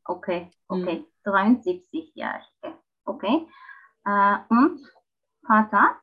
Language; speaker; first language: German; non-native, learner; Turkish